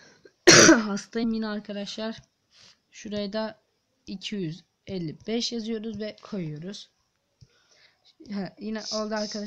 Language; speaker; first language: Turkish; native; Turkish